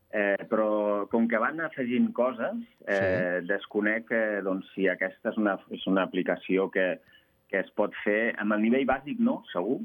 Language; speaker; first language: Catalan; native; Catalan